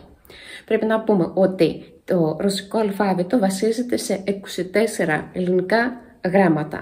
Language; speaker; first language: Greek; non-native, fluent; Russian